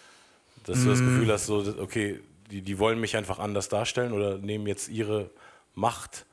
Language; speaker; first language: German; native; German